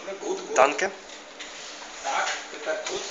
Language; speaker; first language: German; non-native, learner; Ukrainian